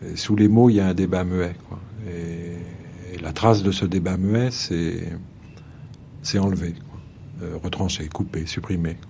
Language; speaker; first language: French; native; French